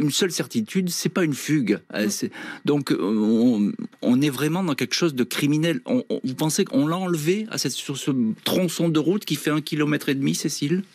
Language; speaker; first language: French; native; French